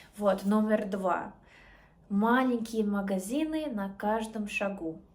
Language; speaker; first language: Russian; non-native, learner; English